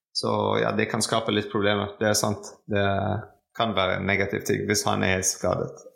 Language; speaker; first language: Norwegian; non-native, fluent; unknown